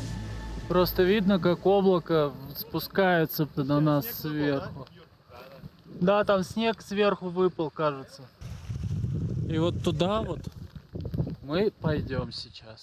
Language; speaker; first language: Russian; native; Russian